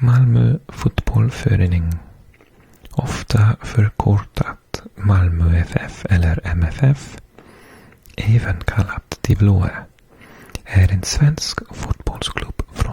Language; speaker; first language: Swedish; non-native, fluent; English